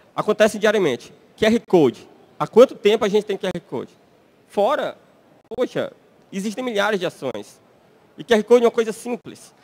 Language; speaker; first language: Portuguese; native; Portuguese